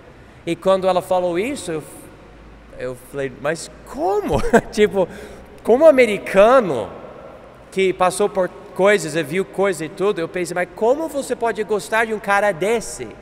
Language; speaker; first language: Portuguese; non-native, fluent; English